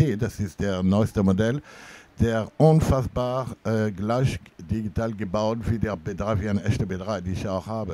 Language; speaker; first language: German; non-native, fluent; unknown